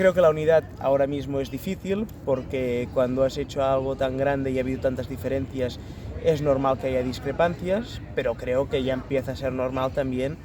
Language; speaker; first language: Spanish; non-native, local second language; Catalan